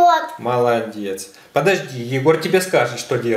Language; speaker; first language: Russian; native; Russian